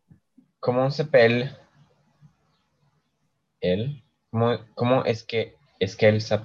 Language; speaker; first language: French; non-native, learner; English